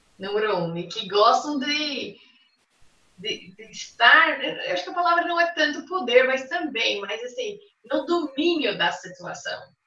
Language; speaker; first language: Portuguese; non-native, fluent; English